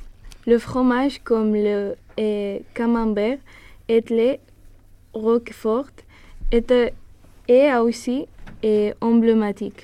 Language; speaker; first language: French; non-native, learner; Spanish